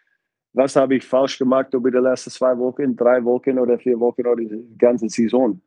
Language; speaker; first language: German; non-native, fluent; English